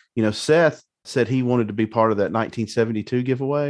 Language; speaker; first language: English; native; English